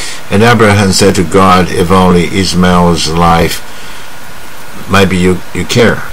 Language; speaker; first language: English; non-native, fluent; Chinese